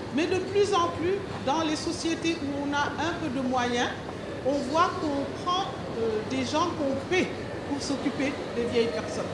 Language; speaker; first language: French; non-native, local second language; Wolof